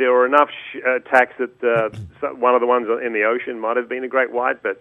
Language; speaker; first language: English; native; English